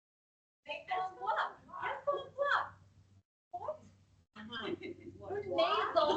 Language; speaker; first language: French; non-native, fluent; English